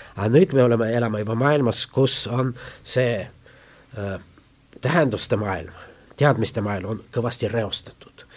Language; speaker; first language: Estonian; non-native, local second language; Russian